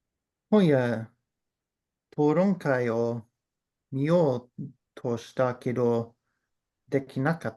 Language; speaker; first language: Japanese; non-native, learner; English